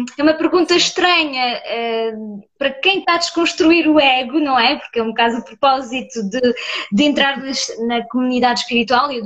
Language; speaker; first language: Portuguese; early bilingual, heritage; Portuguese